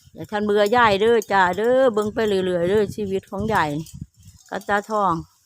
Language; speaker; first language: Thai; native; Thai